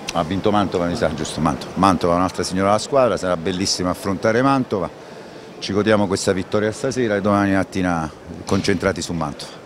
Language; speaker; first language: Italian; native; Italian